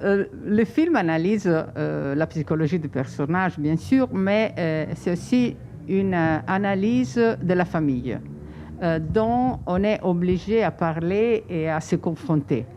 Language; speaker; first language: French; non-native, fluent; Italian